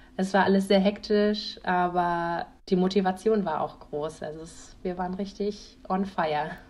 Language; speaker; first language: German; native; German